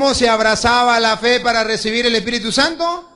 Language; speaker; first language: Spanish; native; Spanish